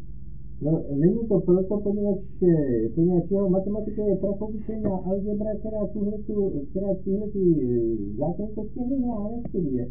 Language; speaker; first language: Czech; native; Czech